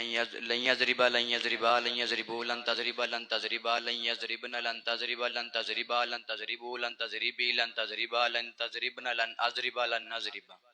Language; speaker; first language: Arabic; non-native, learner; Urdu